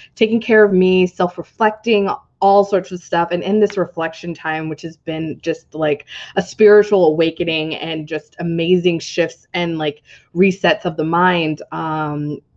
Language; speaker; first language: English; native; English